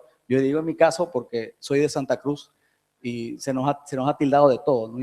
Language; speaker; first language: Spanish; native; Spanish